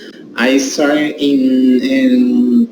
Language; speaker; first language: English; non-native, learner; Spanish